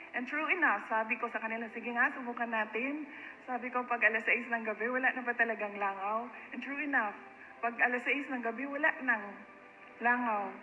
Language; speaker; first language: Filipino; non-native, local second language; Cebuano